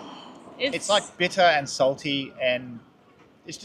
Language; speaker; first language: English; native; English